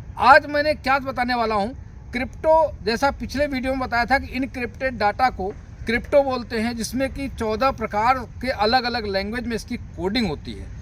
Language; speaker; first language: Hindi; native; Hindi